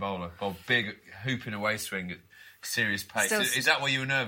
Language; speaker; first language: English; native; English